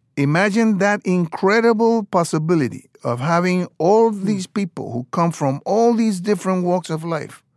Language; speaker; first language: English; non-native, fluent; Spanish